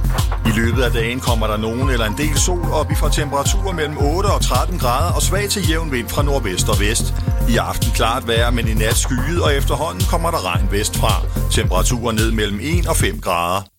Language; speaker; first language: Danish; native; Danish